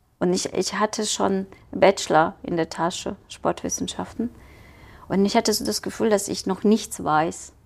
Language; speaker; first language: German; non-native, fluent; Ukrainian